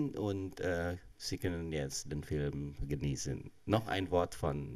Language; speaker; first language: German; non-native, fluent; Indonesian